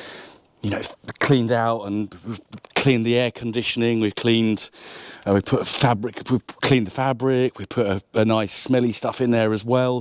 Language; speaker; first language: English; native; English